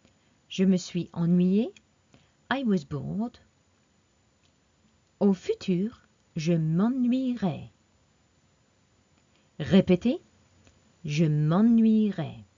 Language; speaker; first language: French; non-native, fluent; English